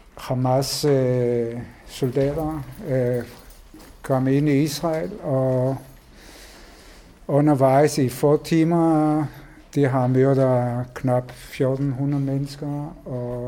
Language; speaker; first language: Danish; non-native, fluent; Hebrew